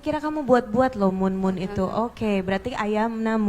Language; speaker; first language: Indonesian; native; Indonesian